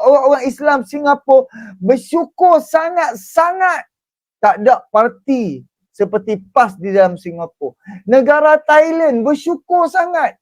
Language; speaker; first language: Malay; native; Malay